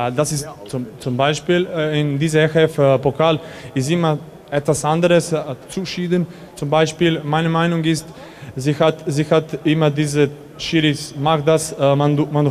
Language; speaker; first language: German; non-native, learner; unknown